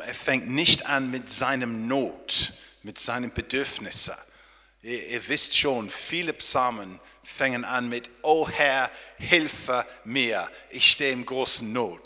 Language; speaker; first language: German; non-native, fluent; English